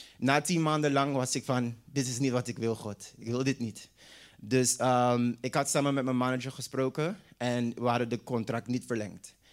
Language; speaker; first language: Dutch; non-native, local second language; English